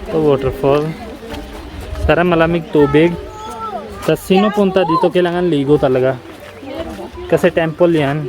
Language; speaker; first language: Filipino; non-native, learner; Punjabi